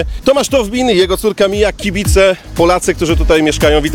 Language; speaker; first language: Polish; native; Polish